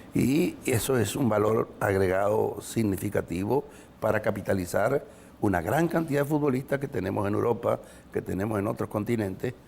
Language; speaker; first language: Spanish; native; Spanish